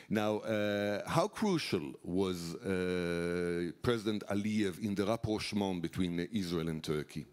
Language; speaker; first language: English; non-native, fluent; Hebrew